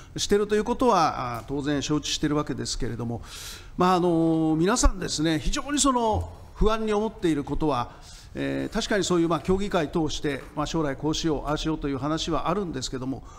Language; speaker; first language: Japanese; native; Japanese